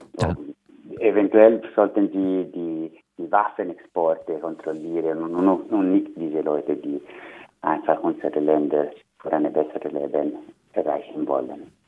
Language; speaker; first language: German; non-native, learner; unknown